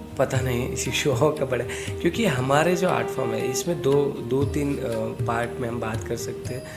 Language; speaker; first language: Hindi; non-native, local second language; Marathi